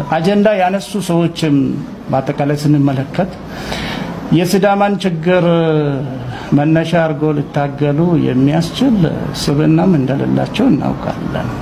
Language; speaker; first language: Amharic; non-native, local second language; Sidamo